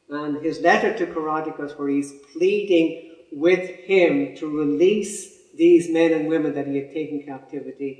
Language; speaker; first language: English; native; English